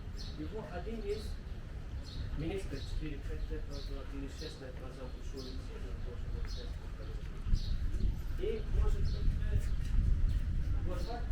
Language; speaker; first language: Russian; non-native, learner; Turkish